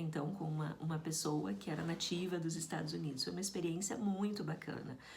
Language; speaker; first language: Portuguese; native; Portuguese